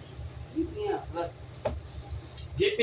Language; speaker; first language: Arabic; non-native, learner; Bangla